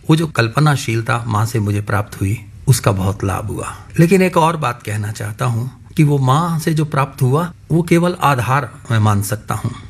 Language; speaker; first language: Hindi; non-native, local second language; Punjabi